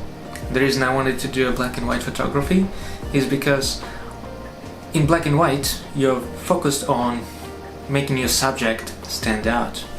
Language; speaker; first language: English; non-native, fluent; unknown